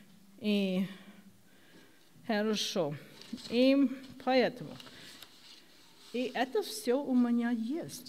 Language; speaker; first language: Russian; non-native, learner; English